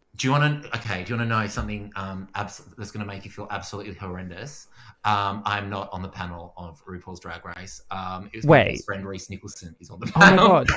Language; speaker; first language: English; native; English